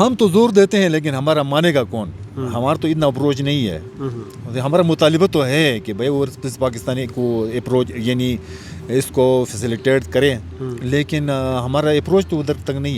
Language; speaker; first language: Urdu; non-native, local second language; Pashto